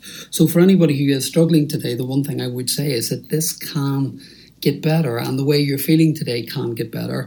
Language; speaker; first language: English; native; English